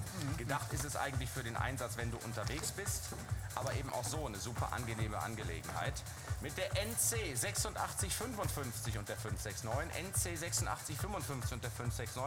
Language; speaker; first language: German; native; German